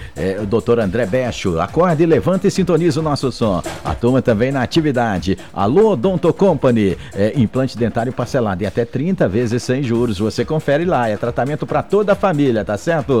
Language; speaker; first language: Portuguese; native; Portuguese